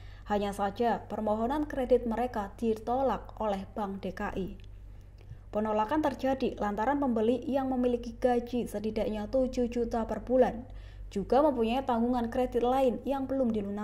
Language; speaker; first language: Indonesian; native; Indonesian